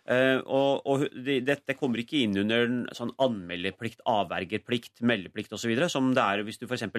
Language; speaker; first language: Norwegian; early bilingual, other home language; Urdu